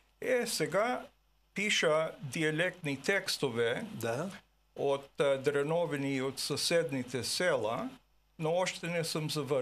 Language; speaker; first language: Bulgarian; early bilingual, heritage; Bulgarian